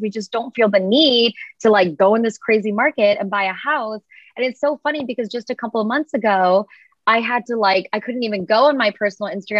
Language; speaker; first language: English; native; English